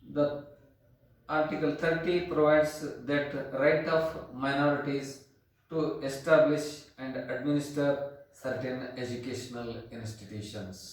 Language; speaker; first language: English; non-native, local second language; Kannada